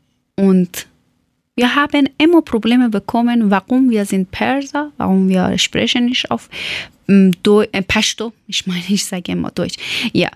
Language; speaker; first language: German; non-native, learner; Persian